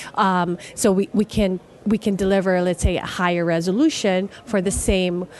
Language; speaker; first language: English; non-native, local second language; Filipino